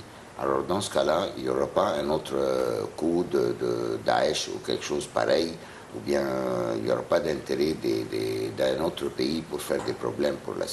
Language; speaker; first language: French; non-native, fluent; Arabic